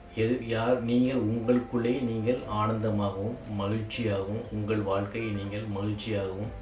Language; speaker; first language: Tamil; native; Tamil